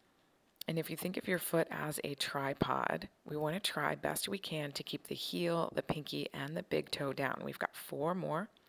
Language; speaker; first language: English; native; English